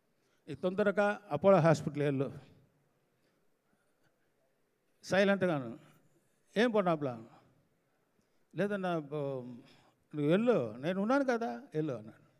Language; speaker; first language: Telugu; non-native, learner; Tamil